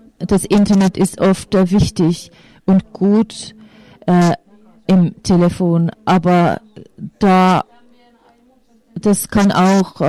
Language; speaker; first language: German; non-native, fluent; Finnish